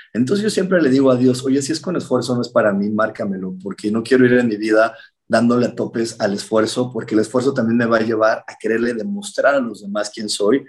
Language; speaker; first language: Spanish; native; Spanish